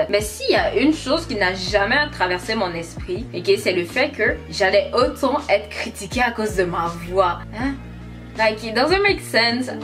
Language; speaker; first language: French; native; French